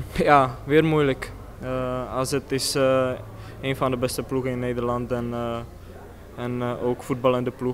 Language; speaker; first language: Dutch; non-native, fluent; Czech